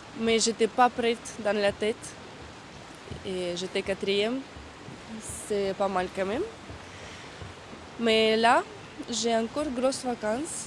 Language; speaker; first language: French; non-native, learner; Russian